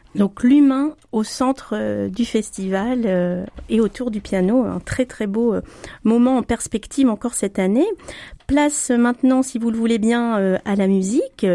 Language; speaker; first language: French; native; French